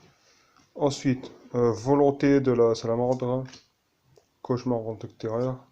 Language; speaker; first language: French; native; French